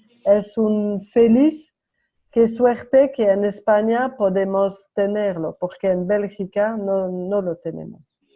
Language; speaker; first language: Spanish; non-native, learner; French